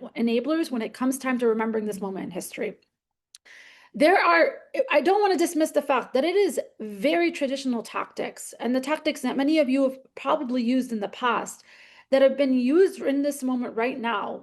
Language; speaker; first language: English; native; English